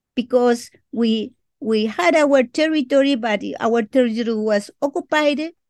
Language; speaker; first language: English; non-native, learner; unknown